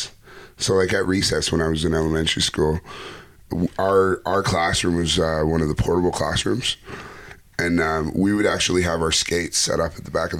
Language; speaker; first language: English; native; English